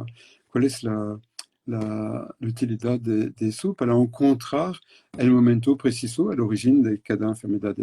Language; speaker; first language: Spanish; non-native, fluent; French